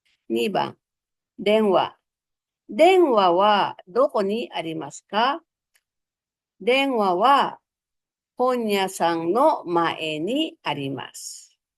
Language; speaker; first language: Japanese; non-native, fluent; Filipino